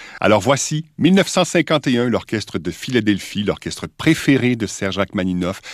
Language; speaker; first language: French; native; French